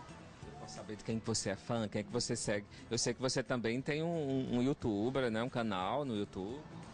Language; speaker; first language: Portuguese; native; Portuguese